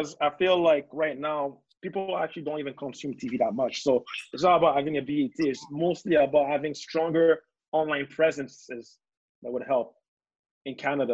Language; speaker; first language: English; non-native, fluent; French